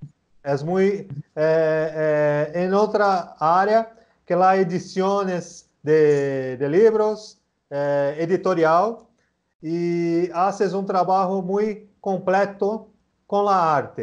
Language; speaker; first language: Spanish; non-native, learner; Portuguese